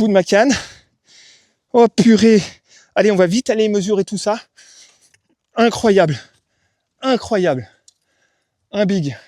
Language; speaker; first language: French; native; French